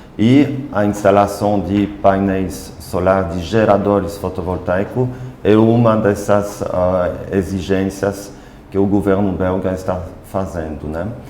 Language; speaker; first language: Portuguese; non-native, fluent; French